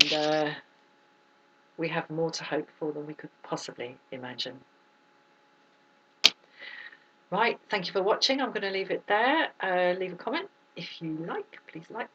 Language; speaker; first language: English; native; English